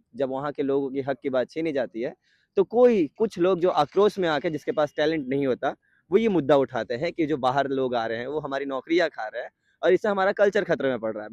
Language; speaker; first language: Hindi; native; Hindi